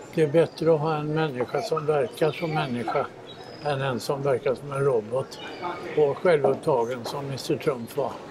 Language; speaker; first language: Swedish; native; Swedish